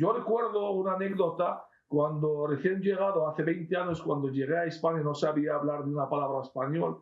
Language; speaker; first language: Spanish; non-native, fluent; Arabic